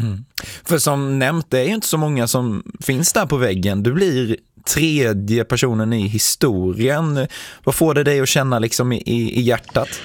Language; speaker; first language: Swedish; native; Swedish